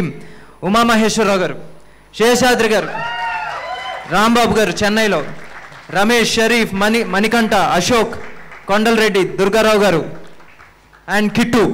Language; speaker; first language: Telugu; native; Telugu